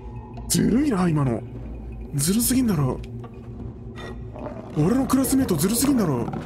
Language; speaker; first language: Japanese; native; Japanese